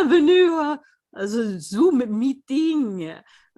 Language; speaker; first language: French; non-native, fluent; Swedish